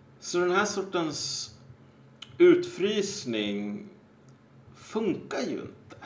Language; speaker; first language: Swedish; native; Swedish